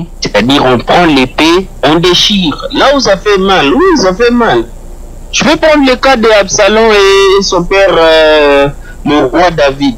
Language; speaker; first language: French; non-native, local second language; Luba-Lulua